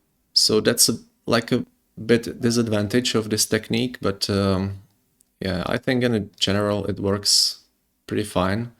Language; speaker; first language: English; non-native, fluent; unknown